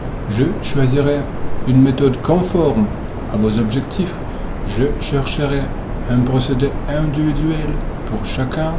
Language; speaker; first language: French; non-native, fluent; Russian